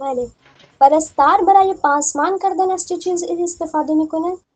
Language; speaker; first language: Persian; non-native, learner; Urdu